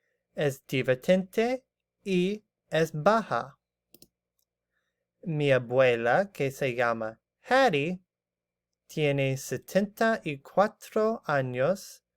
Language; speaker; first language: Spanish; non-native, learner; English